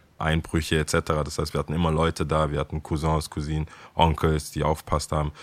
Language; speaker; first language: German; early bilingual, other home language; Akan